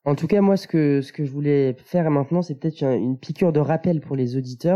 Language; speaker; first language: French; native; French